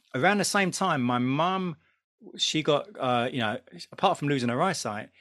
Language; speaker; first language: English; native; English